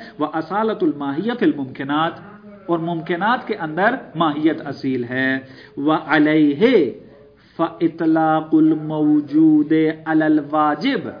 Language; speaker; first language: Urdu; non-native, local second language; Punjabi